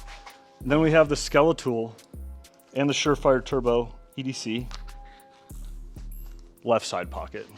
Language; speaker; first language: English; native; English